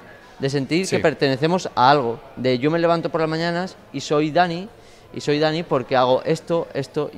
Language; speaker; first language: Spanish; native; Spanish